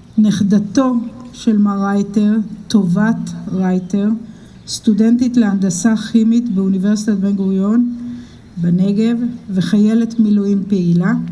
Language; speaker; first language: Hebrew; native; Hebrew